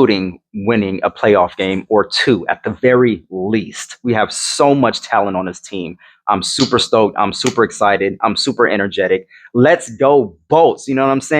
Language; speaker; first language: English; native; English